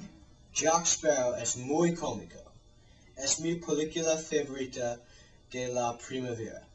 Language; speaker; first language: Spanish; non-native, learner; English